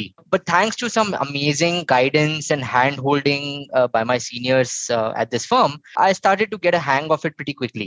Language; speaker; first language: English; non-native, local second language; Hindi